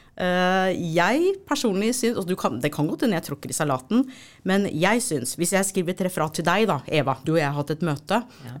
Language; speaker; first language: Norwegian; non-native, fluent; English